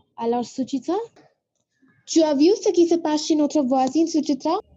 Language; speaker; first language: French; non-native, fluent; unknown